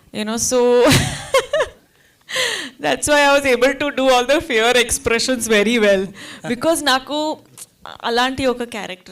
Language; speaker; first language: Telugu; non-native, fluent; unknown